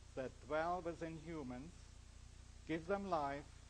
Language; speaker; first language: English; non-native, fluent; German